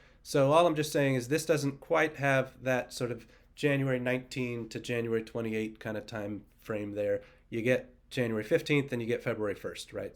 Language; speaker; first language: English; native; English